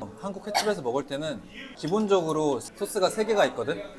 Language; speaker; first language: Korean; native; Korean